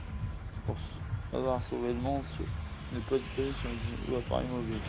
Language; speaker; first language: French; native; French